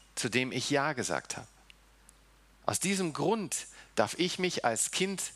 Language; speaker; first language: German; early bilingual, heritage; German